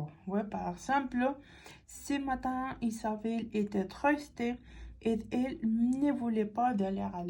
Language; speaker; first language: French; non-native, fluent; Spanish